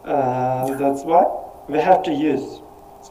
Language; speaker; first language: English; non-native, learner; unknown